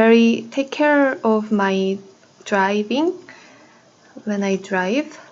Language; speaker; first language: English; non-native, learner; Korean